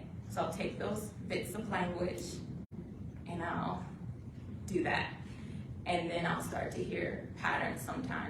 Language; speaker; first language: English; native; English